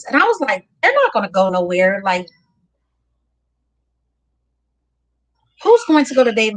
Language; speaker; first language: English; native; English